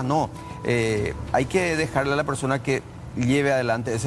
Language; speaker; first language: Spanish; native; Spanish